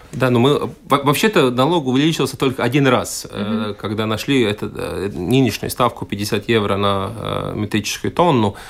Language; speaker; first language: Russian; non-native, local second language; Latvian